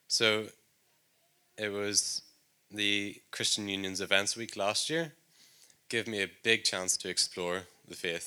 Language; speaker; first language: English; native; English